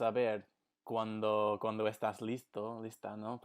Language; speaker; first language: Spanish; non-native, fluent; English